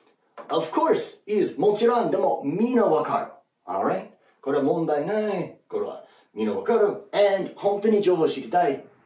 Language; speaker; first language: Japanese; non-native, learner; English